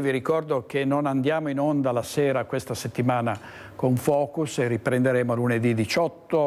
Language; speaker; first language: Italian; native; Italian